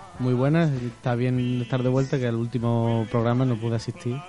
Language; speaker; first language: Spanish; native; Spanish